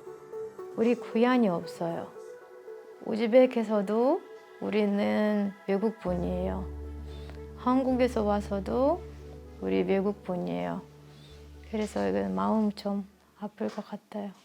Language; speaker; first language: Korean; early bilingual, heritage; Russian